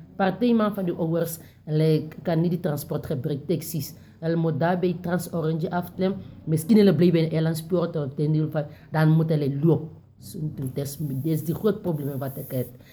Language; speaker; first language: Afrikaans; non-native, local second language; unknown